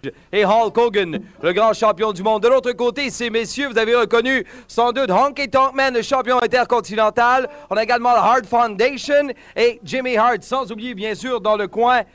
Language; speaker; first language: French; native; French